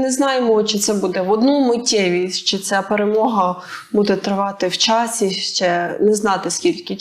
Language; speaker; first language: Ukrainian; native; Ukrainian